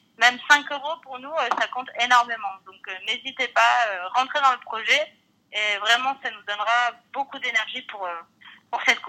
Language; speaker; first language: French; native; French